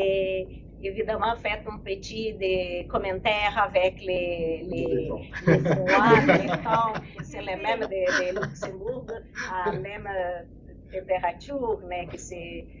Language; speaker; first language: French; non-native, learner; Portuguese